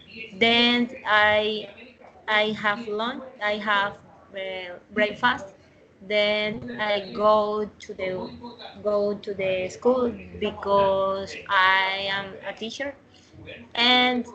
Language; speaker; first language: English; non-native, learner; Spanish